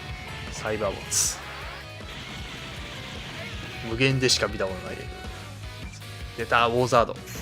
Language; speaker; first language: Japanese; native; Japanese